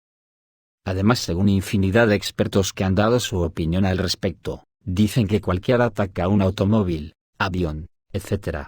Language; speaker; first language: Spanish; native; Spanish